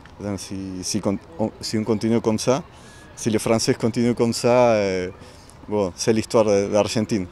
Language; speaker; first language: French; non-native, fluent; Spanish